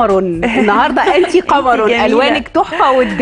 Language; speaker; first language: Arabic; native; Arabic